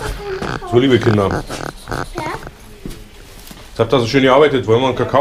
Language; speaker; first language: German; native; German